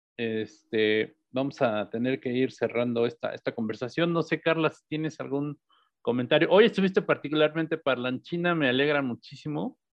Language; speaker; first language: Spanish; native; Spanish